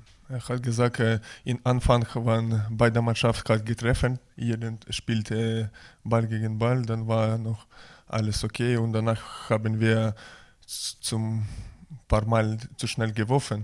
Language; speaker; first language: German; non-native, learner; Russian